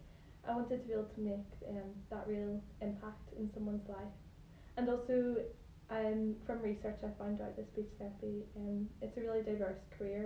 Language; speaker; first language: English; native; English